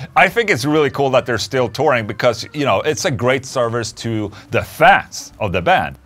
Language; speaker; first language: English; non-native, fluent; Swedish